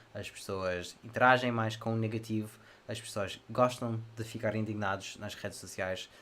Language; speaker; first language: Portuguese; non-native, fluent; English